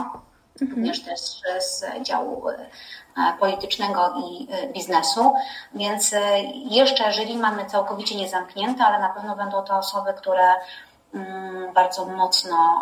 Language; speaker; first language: Polish; native; Polish